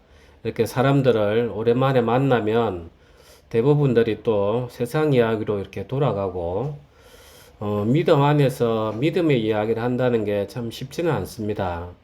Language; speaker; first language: Korean; native; Korean